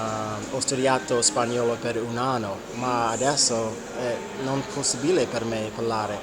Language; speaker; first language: Italian; non-native, learner; English